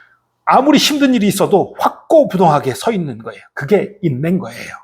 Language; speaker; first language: Korean; native; Korean